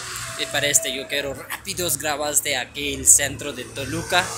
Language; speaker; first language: Spanish; non-native, learner; Urdu